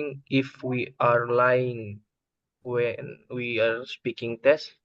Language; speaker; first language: English; non-native, learner; Indonesian